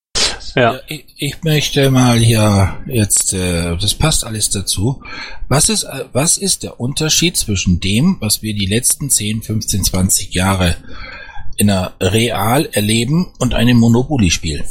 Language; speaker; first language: German; native; German